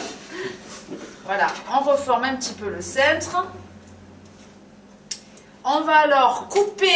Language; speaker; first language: French; native; French